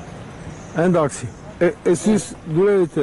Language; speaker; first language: Greek; non-native, learner; Bulgarian